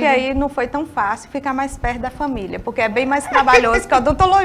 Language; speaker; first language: Portuguese; native; Portuguese